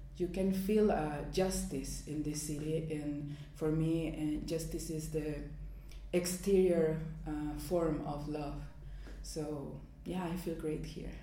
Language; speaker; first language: English; non-native, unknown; Spanish